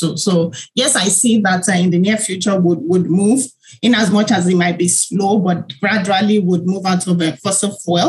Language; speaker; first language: English; non-native, local second language; Yoruba